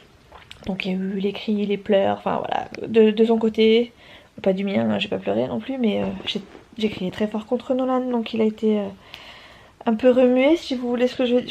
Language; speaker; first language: French; native; French